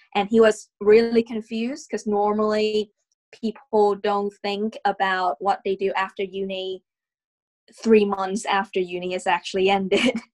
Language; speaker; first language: English; non-native, fluent; Vietnamese